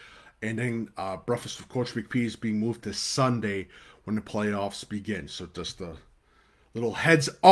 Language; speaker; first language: English; native; English